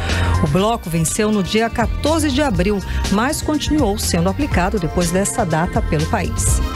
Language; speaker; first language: Portuguese; native; Portuguese